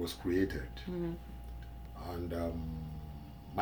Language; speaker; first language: English; non-native, local second language; Igbo